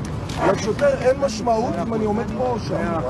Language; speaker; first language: Hebrew; native; Hebrew